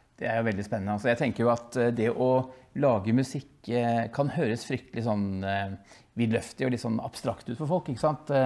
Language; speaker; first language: Norwegian; early bilingual, other home language; Dutch